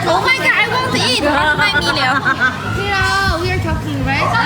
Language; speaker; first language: English; non-native, learner; Thai